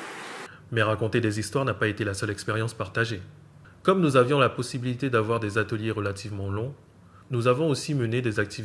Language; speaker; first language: French; native; French